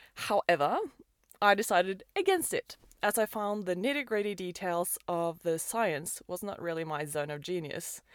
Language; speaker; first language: English; non-native, fluent; Norwegian